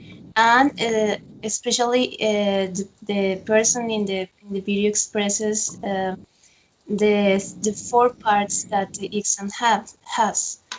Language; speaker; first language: English; non-native, fluent; Spanish